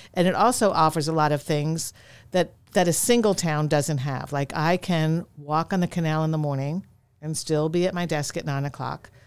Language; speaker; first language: English; native; English